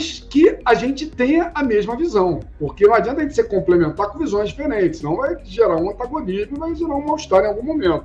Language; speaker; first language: Portuguese; native; Portuguese